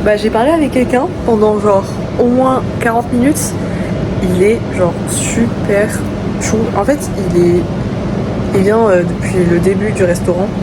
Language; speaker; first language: French; early bilingual, other home language; Vietnamese